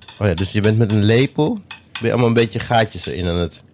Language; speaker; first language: Dutch; native; Dutch